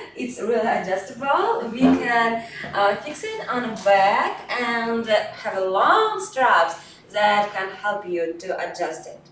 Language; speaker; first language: English; non-native, fluent; Russian